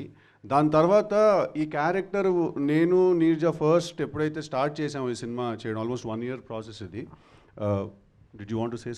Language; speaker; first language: Telugu; native; Telugu